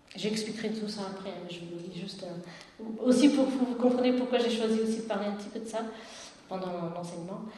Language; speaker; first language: French; non-native, fluent; Portuguese